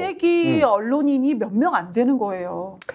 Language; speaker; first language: Korean; native; Korean